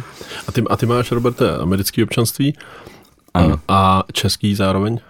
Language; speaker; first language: Czech; native; Czech